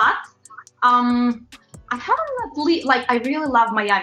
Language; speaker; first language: English; non-native, fluent; Latvian